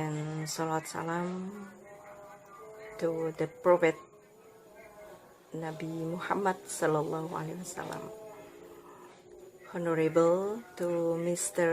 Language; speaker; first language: English; non-native, learner; Indonesian